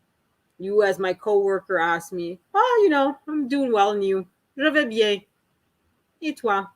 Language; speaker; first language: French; non-native, learner; English